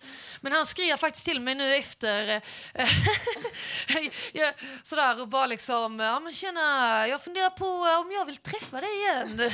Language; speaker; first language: Swedish; native; Swedish